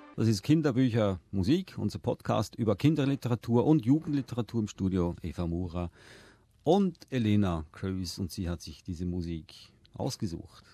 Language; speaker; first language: German; native; German